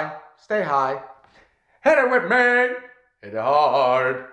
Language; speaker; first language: English; native; English